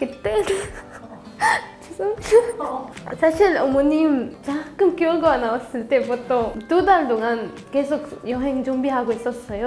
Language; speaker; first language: Korean; non-native, fluent; Arabic